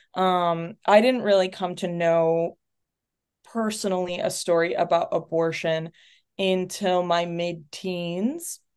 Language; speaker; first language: English; early bilingual, other home language; Spanish